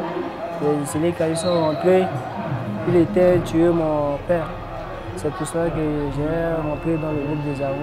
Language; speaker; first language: French; non-native, local second language; Sango